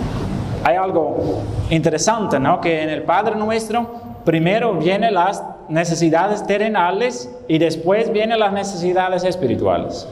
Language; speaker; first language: Spanish; non-native, fluent; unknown